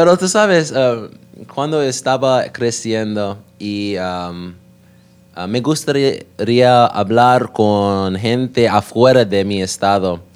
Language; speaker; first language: Spanish; non-native, learner; English